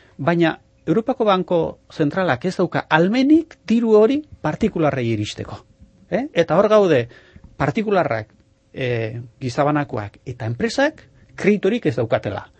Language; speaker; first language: Basque; non-native, local second language; Spanish